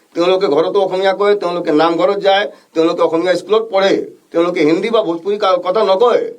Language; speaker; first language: Assamese; non-native, local second language; Bhojpuri